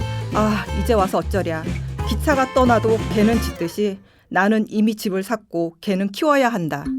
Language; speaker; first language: Korean; native; Korean